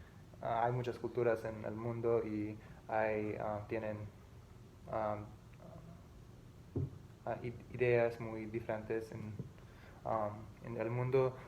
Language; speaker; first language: Spanish; non-native, learner; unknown